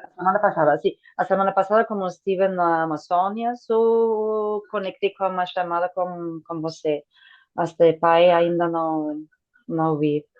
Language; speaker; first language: Portuguese; non-native, fluent; Spanish